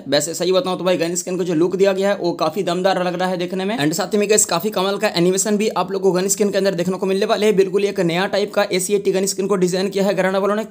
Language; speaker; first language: Hindi; non-native, local second language; Bangla